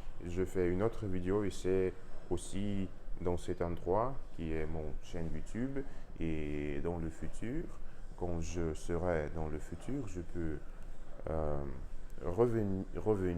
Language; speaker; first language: French; non-native, learner; Russian